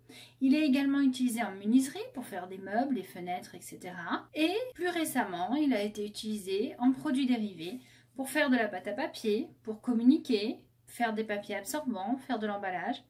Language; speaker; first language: French; native; French